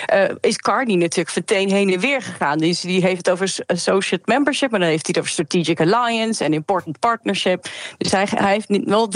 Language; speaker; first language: Dutch; native; Dutch